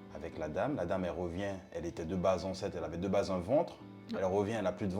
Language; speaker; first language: French; native; French